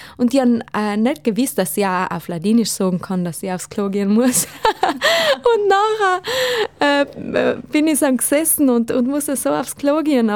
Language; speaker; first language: German; non-native, local second language; Ladin